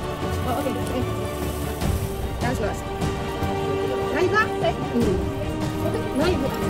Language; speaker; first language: Chinese; non-native, learner; French